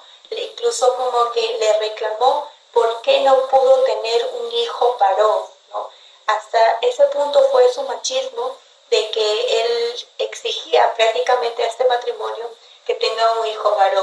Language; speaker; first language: Spanish; native; Spanish